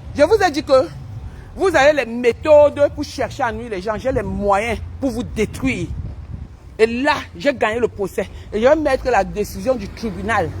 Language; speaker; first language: French; non-native, local second language; Basaa